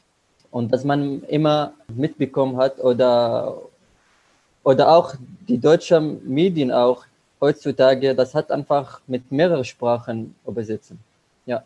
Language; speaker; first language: German; non-native, learner; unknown